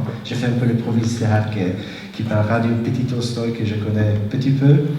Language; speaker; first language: French; non-native, fluent; Italian